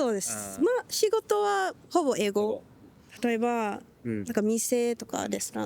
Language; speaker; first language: Japanese; non-native, fluent; English